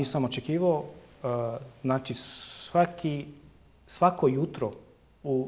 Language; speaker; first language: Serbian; non-native, local second language; Turkish